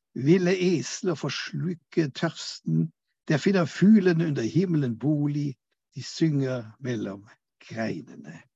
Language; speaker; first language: Norwegian; non-native, fluent; German